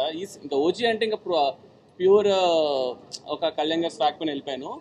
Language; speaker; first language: Telugu; native; Telugu